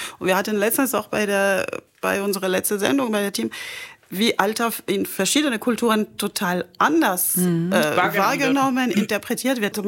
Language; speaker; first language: German; non-native, fluent; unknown